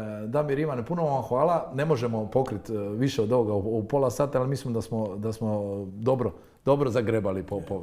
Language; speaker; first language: Croatian; native; Croatian